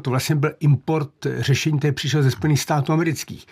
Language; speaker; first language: Czech; native; Czech